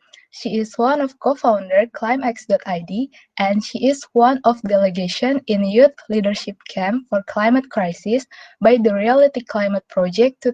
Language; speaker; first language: English; non-native, local second language; Indonesian